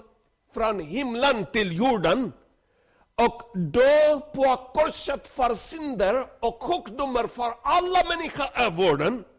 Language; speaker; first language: Swedish; non-native, learner; Urdu